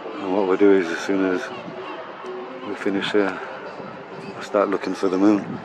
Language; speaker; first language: English; early bilingual, other home language; Spanish